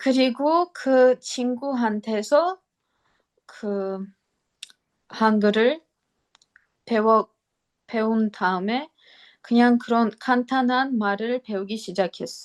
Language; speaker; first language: Korean; non-native, learner; Armenian